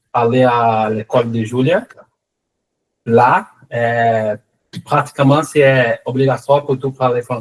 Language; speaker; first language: French; non-native, learner; Portuguese